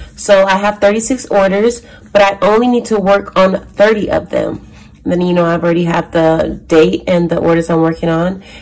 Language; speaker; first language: English; native; English